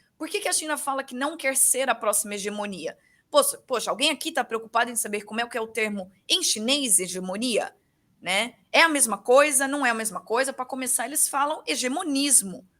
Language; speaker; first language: Portuguese; native; Portuguese